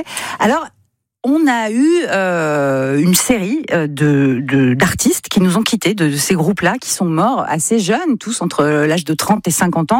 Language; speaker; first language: French; native; French